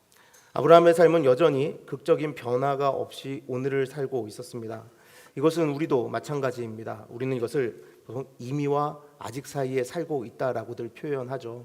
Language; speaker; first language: Korean; native; Korean